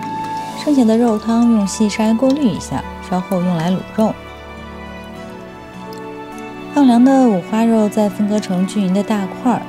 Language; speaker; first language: Chinese; native; Chinese